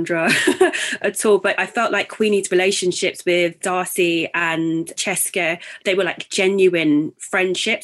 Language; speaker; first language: English; native; English